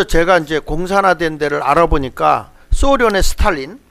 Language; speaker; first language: Korean; native; Korean